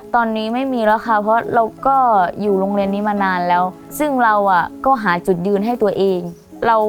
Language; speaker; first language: Thai; non-native, local second language; Hmong